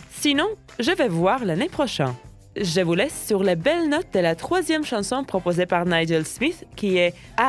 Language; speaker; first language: French; non-native, fluent; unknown